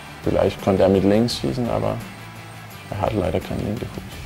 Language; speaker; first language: German; non-native, fluent; Danish